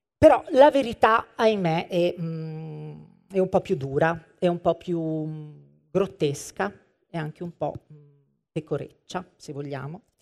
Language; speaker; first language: Italian; native; Italian